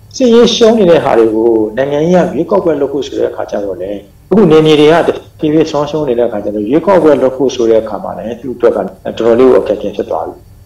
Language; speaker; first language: Burmese; non-native, local second language; Shan